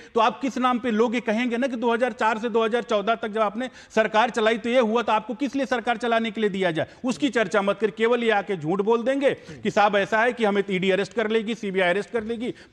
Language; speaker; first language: Hindi; native; Hindi